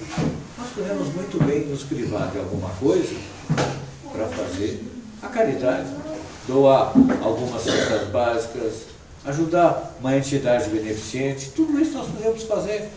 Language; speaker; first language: Portuguese; native; Portuguese